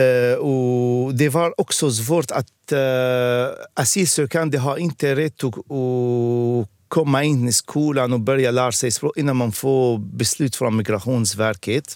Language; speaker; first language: Swedish; non-native, fluent; Arabic